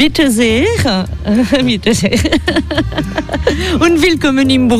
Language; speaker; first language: German; non-native, fluent; French